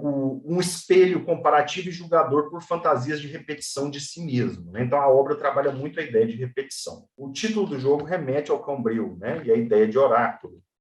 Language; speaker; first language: Portuguese; native; Portuguese